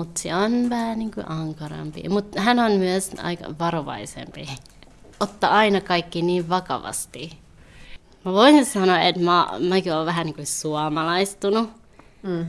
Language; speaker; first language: Finnish; early bilingual, other home language; Vietnamese